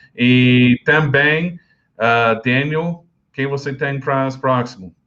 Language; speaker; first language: Portuguese; non-native, learner; English